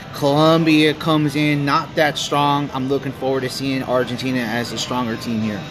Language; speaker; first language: English; early bilingual, other home language; Italian